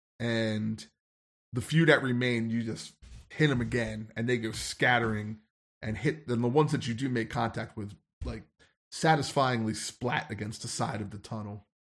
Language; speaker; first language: English; native; English